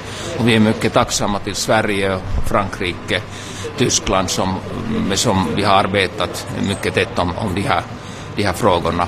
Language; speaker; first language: Swedish; non-native, local second language; Finnish